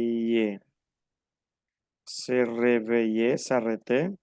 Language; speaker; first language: French; non-native, fluent; Spanish